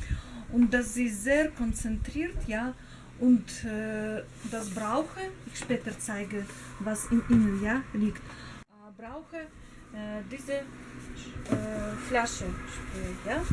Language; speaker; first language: German; non-native, learner; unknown